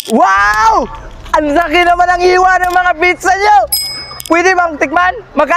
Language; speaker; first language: Filipino; non-native, local second language; Cebuano